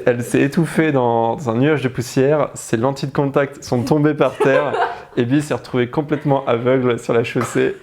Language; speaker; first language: French; native; French